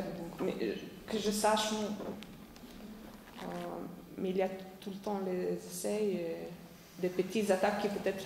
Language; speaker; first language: French; non-native, fluent; Slovenian